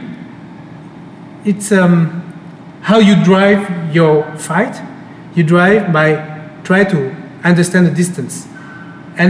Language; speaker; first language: English; non-native, fluent; French